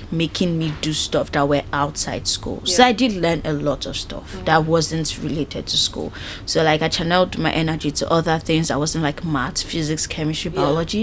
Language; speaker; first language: English; non-native, local second language; Yoruba